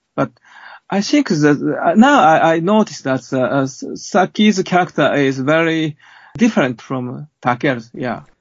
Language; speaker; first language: English; non-native, fluent; Japanese